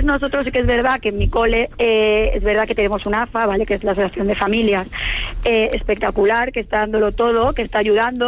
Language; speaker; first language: Spanish; native; Spanish